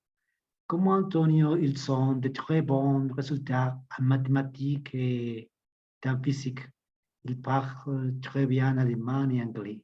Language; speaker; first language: French; non-native, learner; Spanish